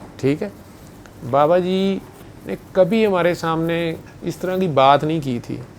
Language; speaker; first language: Urdu; non-native, local second language; Punjabi